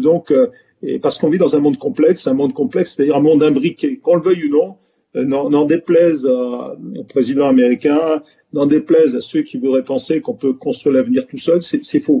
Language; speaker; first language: French; native; French